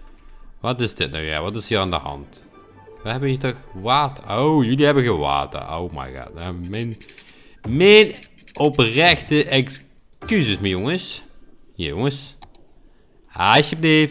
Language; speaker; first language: Dutch; native; Dutch